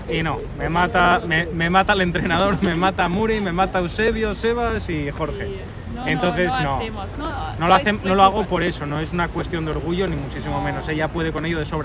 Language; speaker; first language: Spanish; native; Spanish